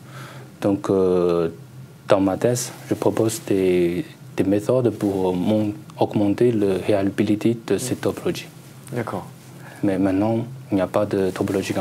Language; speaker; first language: French; non-native, learner; Chinese